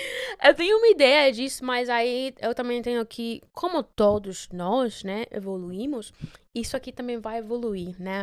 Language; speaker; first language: Portuguese; non-native, fluent; Spanish